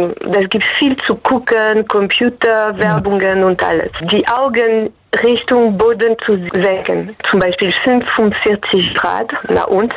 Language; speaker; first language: German; non-native, fluent; French